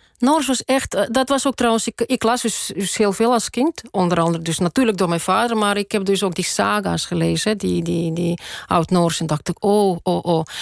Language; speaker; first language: Dutch; non-native, fluent; Russian